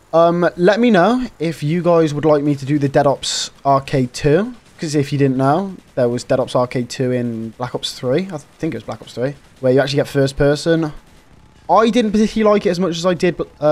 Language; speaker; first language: English; native; English